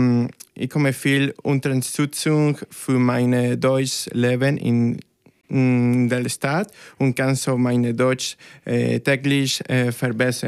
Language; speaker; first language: German; non-native, learner; Spanish